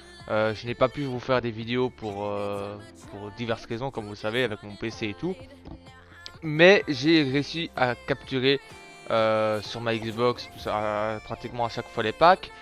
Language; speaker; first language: French; native; French